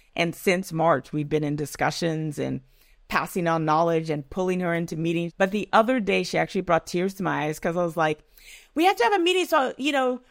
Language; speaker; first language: English; non-native, local second language; Yoruba